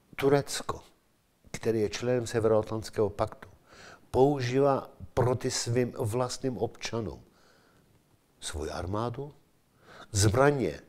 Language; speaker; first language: Czech; non-native, fluent; Kurdish